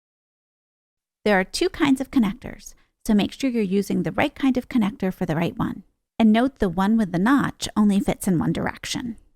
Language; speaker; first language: English; native; English